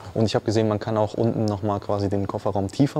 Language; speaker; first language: German; native; German